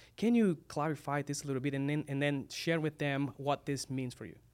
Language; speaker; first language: English; non-native, fluent; Portuguese